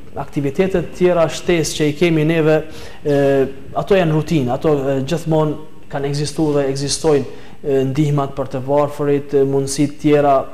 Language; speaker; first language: Albanian; native; Albanian